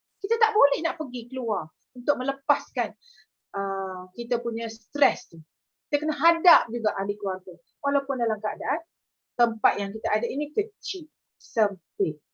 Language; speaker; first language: Malay; native; Malay